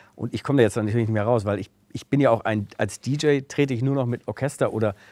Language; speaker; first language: German; native; German